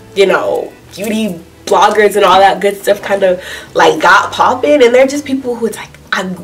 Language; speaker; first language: English; native; English